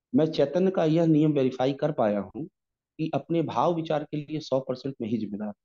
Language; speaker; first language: Hindi; native; Hindi